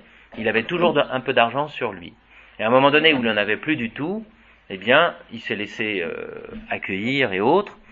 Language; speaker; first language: French; native; French